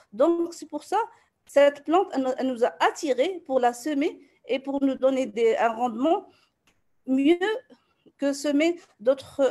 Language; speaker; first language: French; non-native, local second language; Arabic